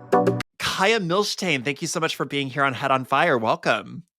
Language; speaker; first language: English; native; English